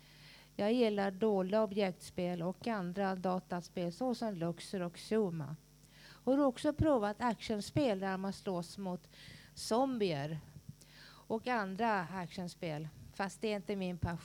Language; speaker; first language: Swedish; native; Swedish